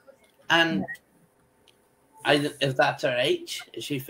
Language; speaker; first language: English; native; English